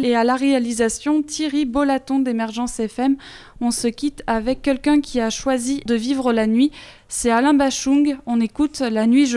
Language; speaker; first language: French; native; French